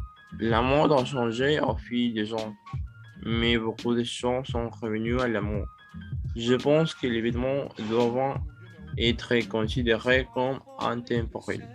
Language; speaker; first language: French; non-native, learner; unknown